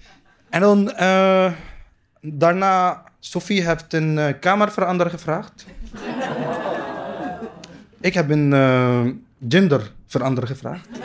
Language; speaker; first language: Dutch; non-native, learner; Arabic